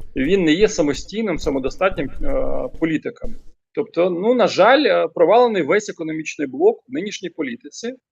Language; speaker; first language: Ukrainian; non-native, local second language; Russian